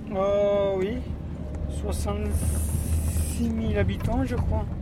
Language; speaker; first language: French; non-native, learner; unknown